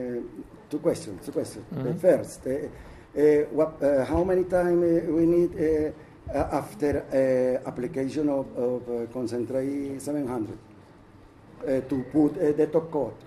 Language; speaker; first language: English; non-native, learner; Spanish